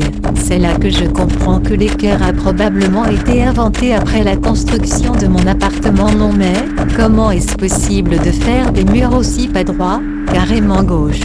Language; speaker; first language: French; native; French